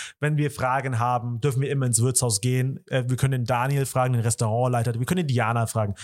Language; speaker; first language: German; early bilingual, other home language; Vietnamese